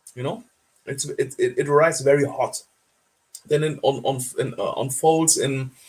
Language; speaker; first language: English; non-native, fluent; German